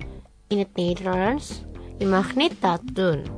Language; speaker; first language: Dutch; non-native, fluent; Indonesian